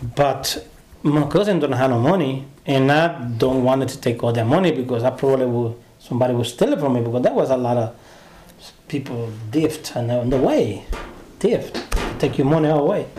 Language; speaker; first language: English; non-native, learner; Spanish